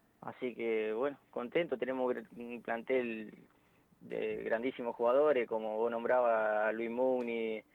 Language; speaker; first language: Spanish; native; Spanish